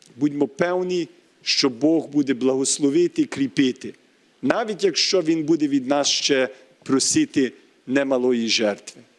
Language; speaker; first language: Ukrainian; early bilingual, heritage; Ukrainian